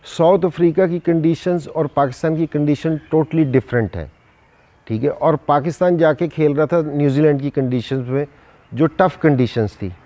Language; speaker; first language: Urdu; non-native, local second language; Punjabi